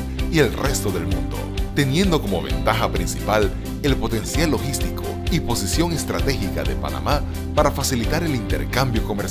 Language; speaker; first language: Spanish; native; Spanish